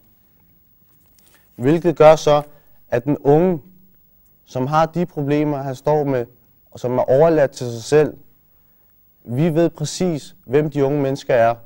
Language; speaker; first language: Danish; early bilingual, other home language; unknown